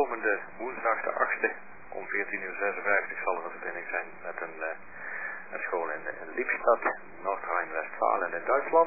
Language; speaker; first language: Dutch; native; Dutch